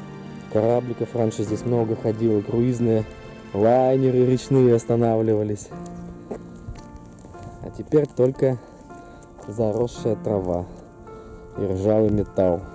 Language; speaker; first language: Russian; native; Russian